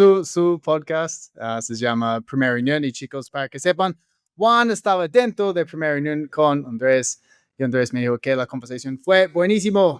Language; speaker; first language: Spanish; non-native, fluent; English